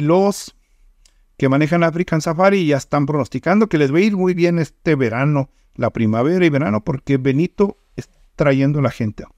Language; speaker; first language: Spanish; native; Spanish